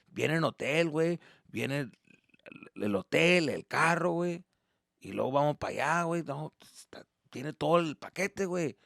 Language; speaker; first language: Spanish; early bilingual, heritage; Spanish